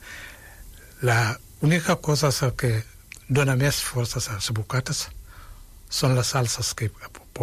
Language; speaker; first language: Catalan; non-native, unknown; Wolof